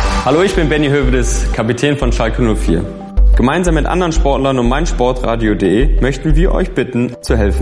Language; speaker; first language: German; native; German